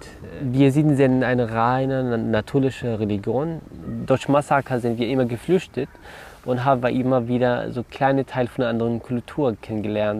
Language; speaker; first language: German; non-native, learner; Kurdish